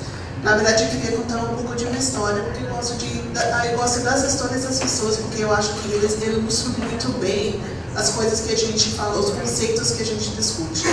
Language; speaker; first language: Portuguese; non-native, fluent; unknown